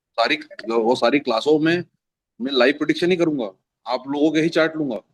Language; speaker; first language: Hindi; native; Hindi